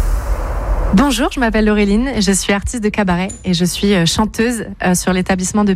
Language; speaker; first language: French; native; French